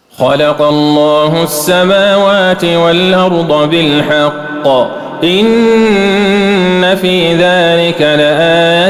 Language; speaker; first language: Arabic; native; Arabic